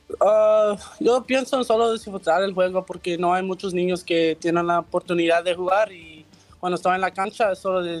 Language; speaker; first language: Spanish; early bilingual, heritage; Spanish